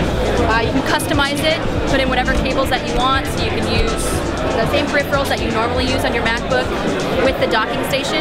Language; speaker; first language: English; native; English